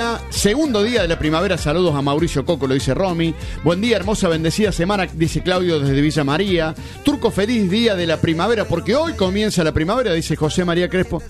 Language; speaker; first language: Spanish; native; Spanish